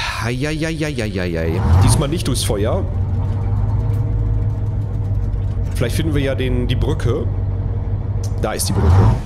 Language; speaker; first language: German; native; German